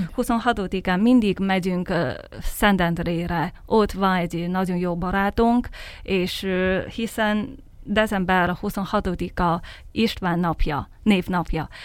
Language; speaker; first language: Hungarian; non-native, fluent; Chinese